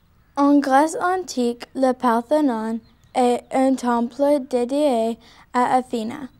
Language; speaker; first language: French; non-native, learner; English